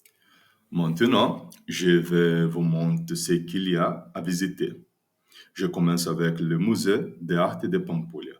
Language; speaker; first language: French; non-native, learner; Portuguese